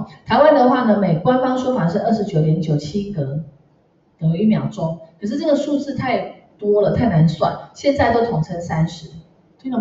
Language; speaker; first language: Chinese; native; Chinese